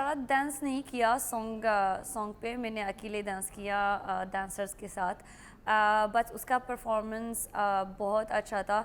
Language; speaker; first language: Hindi; non-native, learner; Arabic